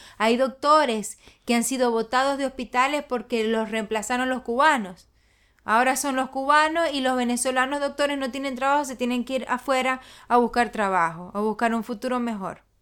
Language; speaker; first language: Spanish; native; Spanish